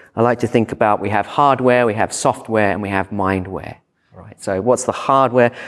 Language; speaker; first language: English; native; English